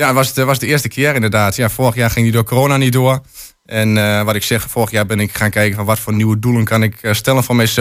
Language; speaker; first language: Dutch; native; Dutch